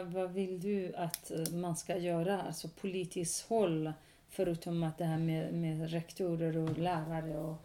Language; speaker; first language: Swedish; non-native, local second language; Kurdish